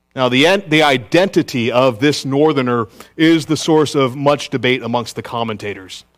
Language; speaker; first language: English; native; English